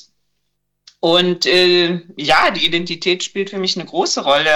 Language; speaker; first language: German; native; German